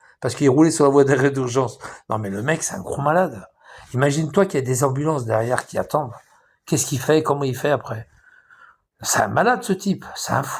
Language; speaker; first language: French; native; French